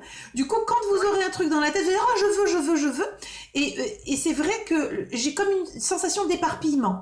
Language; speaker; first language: French; native; French